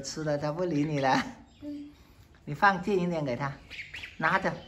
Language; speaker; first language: Cantonese; native; Cantonese